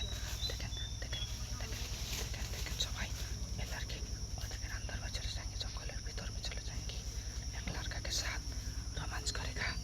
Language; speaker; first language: Hindi; non-native, learner; Bangla